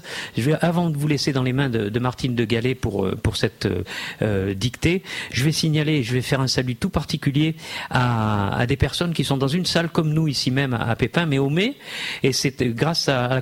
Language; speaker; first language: French; native; French